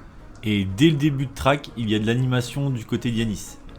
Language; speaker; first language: French; native; French